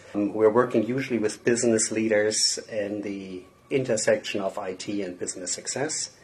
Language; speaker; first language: English; non-native, fluent; German